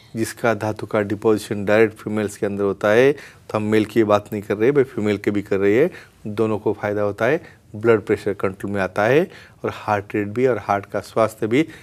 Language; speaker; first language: Hindi; non-native, local second language; Marathi